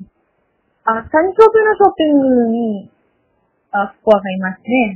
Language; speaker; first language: Japanese; non-native, learner; Malayalam